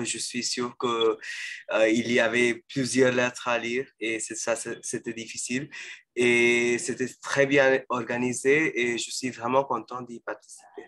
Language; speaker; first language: French; non-native, fluent; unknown